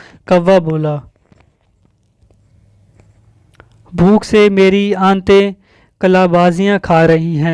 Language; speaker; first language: Urdu; native; Urdu